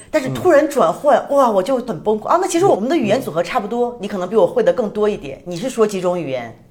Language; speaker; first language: Chinese; native; Chinese